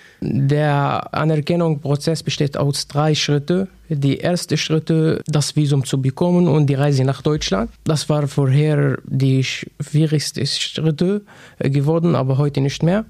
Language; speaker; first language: German; non-native, fluent; Arabic